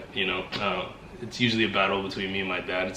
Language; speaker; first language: English; native; English